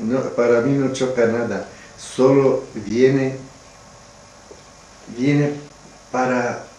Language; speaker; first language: Spanish; non-native, learner; Romanian